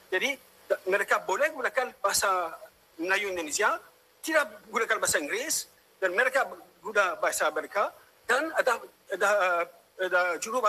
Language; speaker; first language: Indonesian; non-native, fluent; French